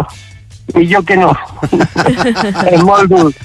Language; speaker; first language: Catalan; non-native, local second language; Spanish